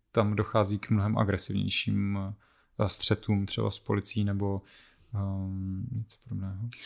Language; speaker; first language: Czech; native; Czech